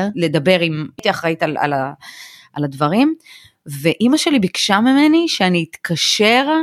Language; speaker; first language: Hebrew; early bilingual, other home language; Russian